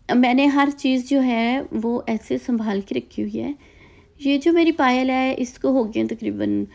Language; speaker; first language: Urdu; native; Urdu